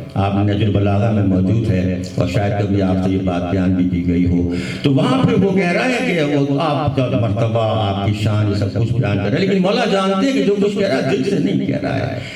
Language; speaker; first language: Urdu; native; Urdu